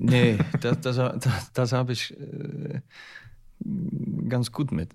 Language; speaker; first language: German; non-native, learner; Icelandic